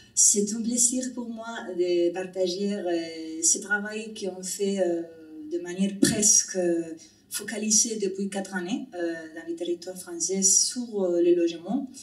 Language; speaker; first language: French; non-native, fluent; Spanish